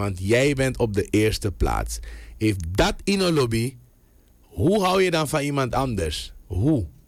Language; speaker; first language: Dutch; native; Dutch